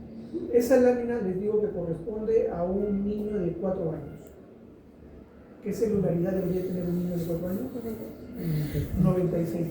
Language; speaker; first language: Spanish; native; Spanish